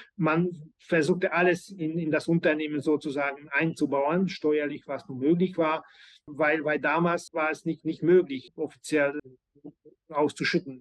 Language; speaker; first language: German; non-native, fluent; Hungarian